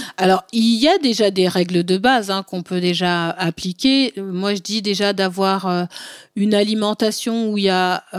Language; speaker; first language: French; early bilingual, other home language; Bambara